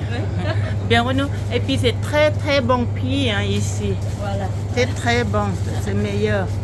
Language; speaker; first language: French; non-native, learner; Thai